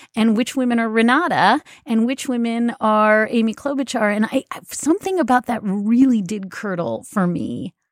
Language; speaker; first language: English; native; English